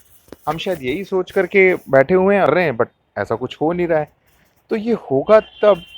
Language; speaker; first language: Hindi; native; Hindi